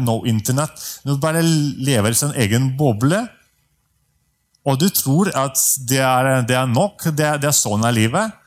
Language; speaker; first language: Norwegian; non-native, fluent; Russian